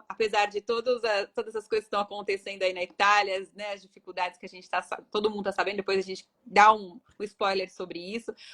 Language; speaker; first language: Portuguese; native; Portuguese